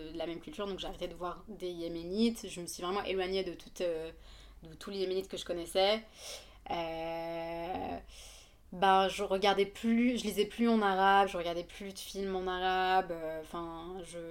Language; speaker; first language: French; non-native, fluent; Arabic